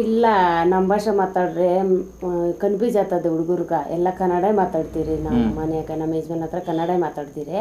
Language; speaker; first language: Kannada; non-native, learner; Nepali